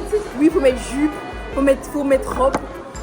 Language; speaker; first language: French; native; French